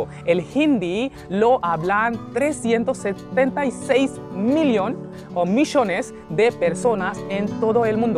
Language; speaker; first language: Spanish; non-native, learner; Hindi